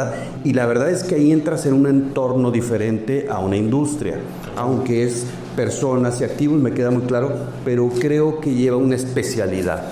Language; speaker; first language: Spanish; native; Spanish